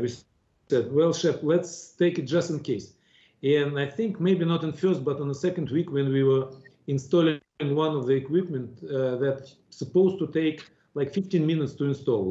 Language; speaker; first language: English; non-native, fluent; Russian